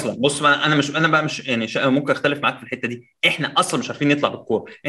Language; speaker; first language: Arabic; native; Arabic